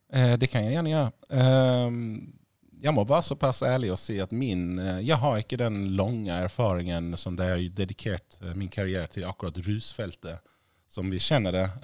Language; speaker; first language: Norwegian; non-native, fluent; Persian